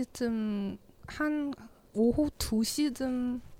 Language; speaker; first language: Korean; non-native, learner; Chinese